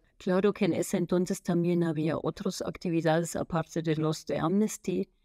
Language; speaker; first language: Spanish; non-native, fluent; German